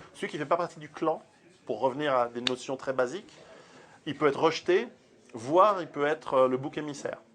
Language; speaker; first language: French; early bilingual, other home language; Italian